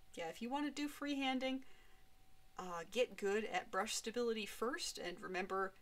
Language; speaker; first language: English; native; English